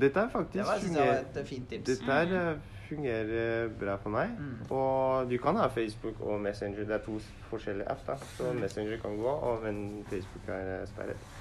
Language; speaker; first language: Norwegian; non-native, learner; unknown